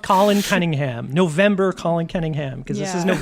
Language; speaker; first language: English; native; English